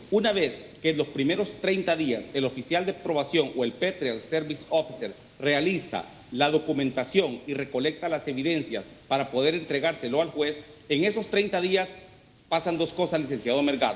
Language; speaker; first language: Spanish; native; Spanish